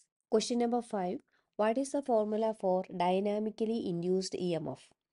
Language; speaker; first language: English; non-native, local second language; Malayalam